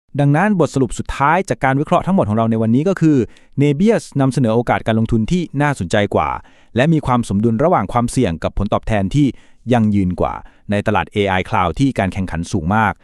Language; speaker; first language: Thai; native; Thai